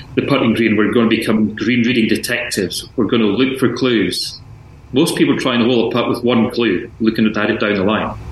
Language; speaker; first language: English; native; English